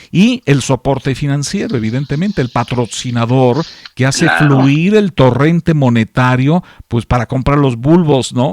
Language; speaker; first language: Spanish; native; Spanish